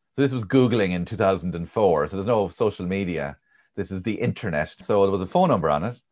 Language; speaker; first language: English; native; English